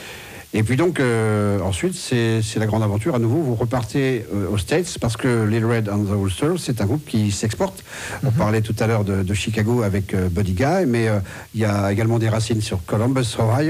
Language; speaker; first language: French; native; French